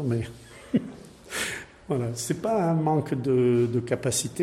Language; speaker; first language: French; native; French